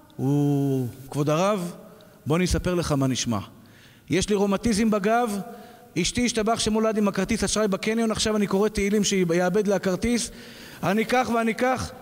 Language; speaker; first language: Hebrew; native; Hebrew